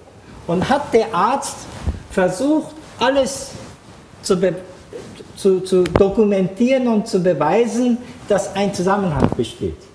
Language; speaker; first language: German; non-native, fluent; Japanese